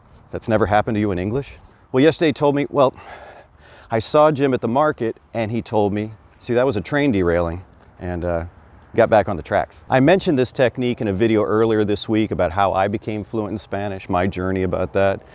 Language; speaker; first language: English; native; English